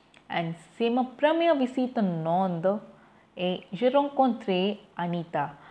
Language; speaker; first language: French; non-native, learner; Tamil